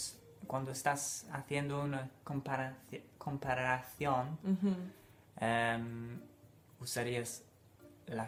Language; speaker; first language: Spanish; non-native, fluent; English